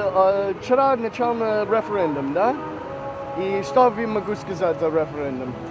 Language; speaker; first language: Russian; non-native, learner; English